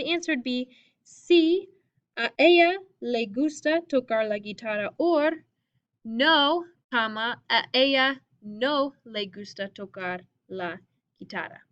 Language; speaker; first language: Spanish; non-native, fluent; English